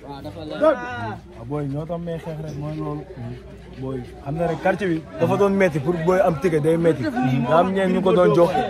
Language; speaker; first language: Wolof; native; Wolof